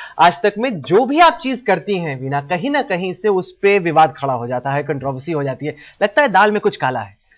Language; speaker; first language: Hindi; native; Hindi